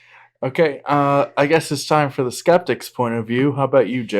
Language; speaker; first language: English; native; English